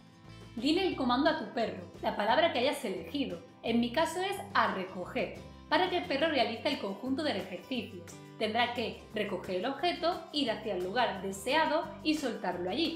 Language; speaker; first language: Spanish; native; Spanish